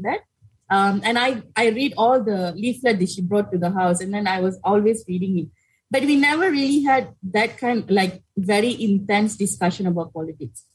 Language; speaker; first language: English; non-native, local second language; Tamil